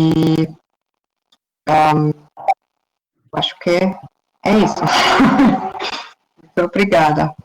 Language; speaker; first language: Portuguese; non-native, fluent; German